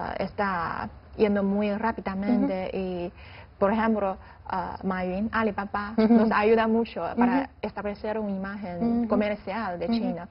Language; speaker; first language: Spanish; non-native, fluent; Chinese